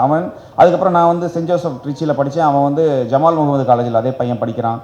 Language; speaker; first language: Tamil; native; Tamil